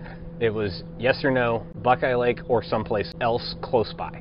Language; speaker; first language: English; native; English